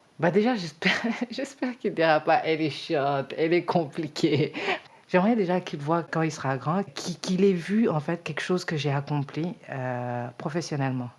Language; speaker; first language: French; early bilingual, other home language; Wolof